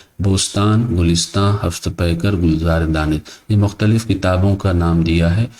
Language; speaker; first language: Urdu; native; Urdu